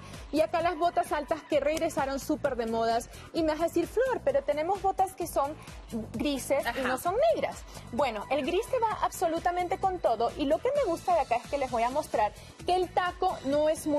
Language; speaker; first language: Spanish; native; Spanish